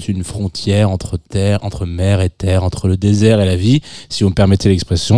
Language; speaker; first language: French; native; French